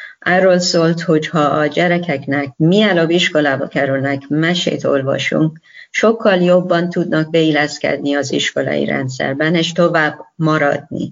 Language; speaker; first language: Hungarian; non-native, learner; Persian